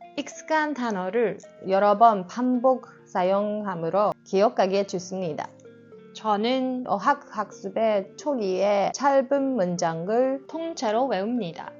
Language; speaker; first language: Korean; non-native, learner; Japanese